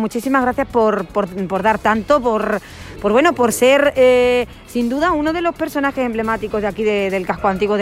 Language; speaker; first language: Spanish; native; Spanish